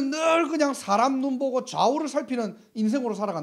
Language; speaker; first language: Korean; native; Korean